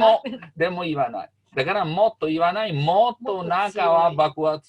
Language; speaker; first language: Japanese; non-native, learner; Italian